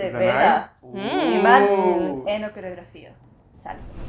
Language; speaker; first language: Slovenian; non-native, learner; Spanish